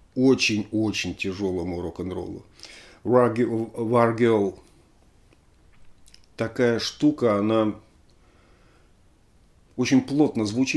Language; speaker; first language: Russian; native; Russian